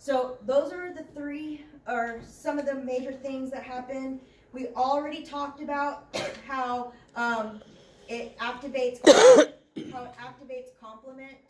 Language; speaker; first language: English; native; English